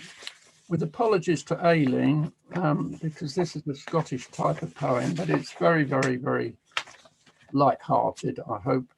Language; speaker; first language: English; native; English